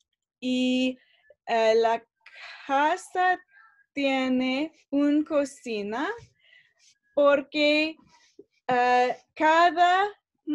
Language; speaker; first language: Spanish; non-native, learner; English